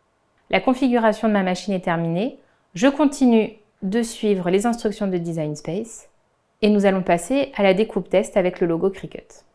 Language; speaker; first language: French; native; French